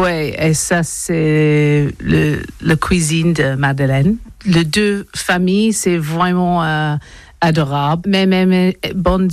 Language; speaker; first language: French; non-native, learner; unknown